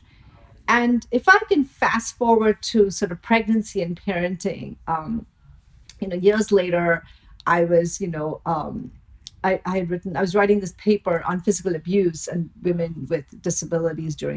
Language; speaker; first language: English; non-native, local second language; Bangla